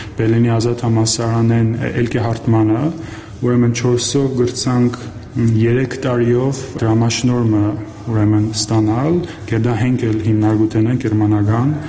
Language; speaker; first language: Armenian; native; Armenian